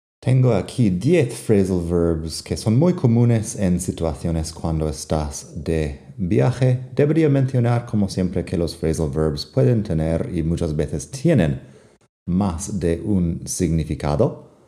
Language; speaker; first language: Spanish; non-native, fluent; English